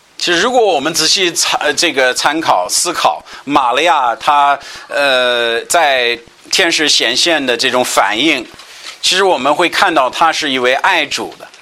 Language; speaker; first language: Chinese; non-native, fluent; English